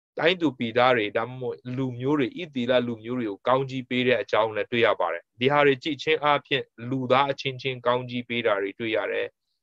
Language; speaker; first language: Burmese; non-native, local second language; Tedim Chin